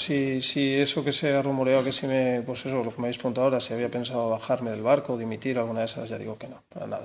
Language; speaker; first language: Spanish; native; Spanish